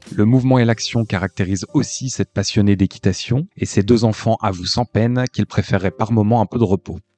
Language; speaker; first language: French; native; French